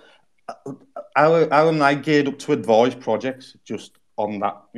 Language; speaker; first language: English; native; English